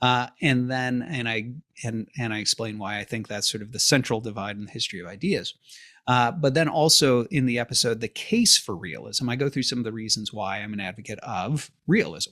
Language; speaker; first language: English; native; English